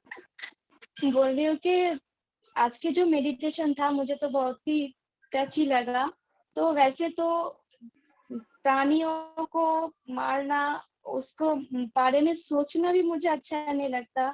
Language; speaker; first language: Hindi; non-native, local second language; Bangla